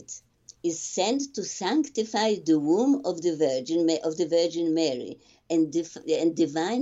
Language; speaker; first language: English; non-native, fluent; Polish